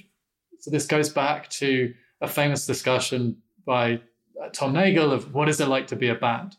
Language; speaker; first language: English; native; English